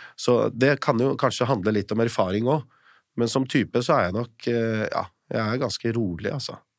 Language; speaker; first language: Norwegian; early bilingual, other home language; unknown